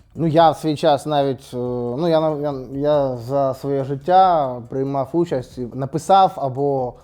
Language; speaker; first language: Ukrainian; native; Ukrainian